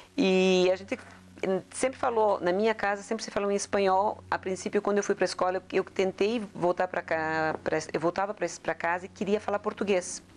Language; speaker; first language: Portuguese; early bilingual, other home language; Spanish